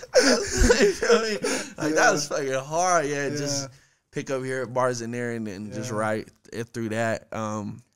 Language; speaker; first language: English; native; English